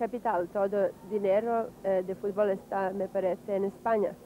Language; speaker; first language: Spanish; non-native, learner; Serbian